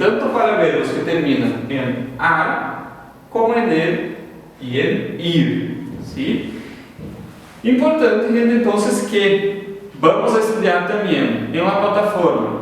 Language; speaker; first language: Spanish; non-native, fluent; Portuguese